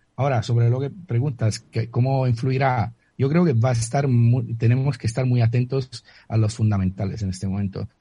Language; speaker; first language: Spanish; non-native, fluent; Italian